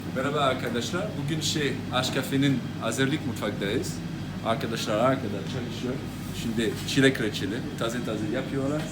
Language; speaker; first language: Turkish; non-native, learner; French